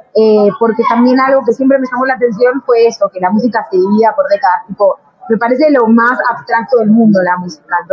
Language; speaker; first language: Spanish; native; Spanish